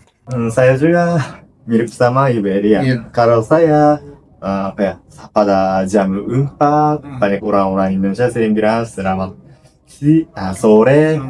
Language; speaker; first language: Indonesian; non-native, learner; Japanese